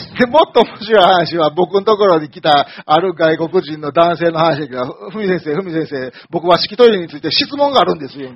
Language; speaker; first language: Japanese; native; Japanese